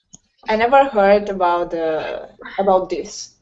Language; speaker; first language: English; non-native, learner; Romanian